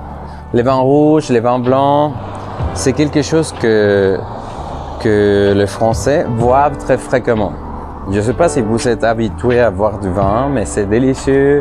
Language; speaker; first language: French; non-native, fluent; Spanish